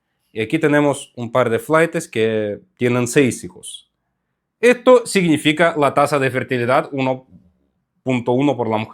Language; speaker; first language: Spanish; non-native, fluent; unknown